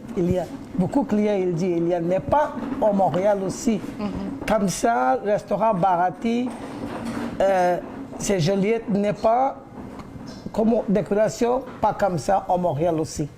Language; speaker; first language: French; non-native, learner; Bangla